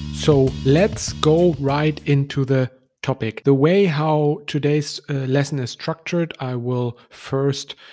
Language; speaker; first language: English; non-native, fluent; German